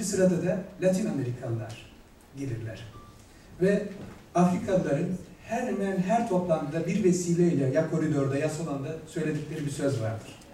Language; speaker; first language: Turkish; native; Turkish